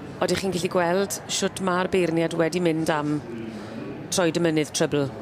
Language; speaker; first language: Welsh; native; Welsh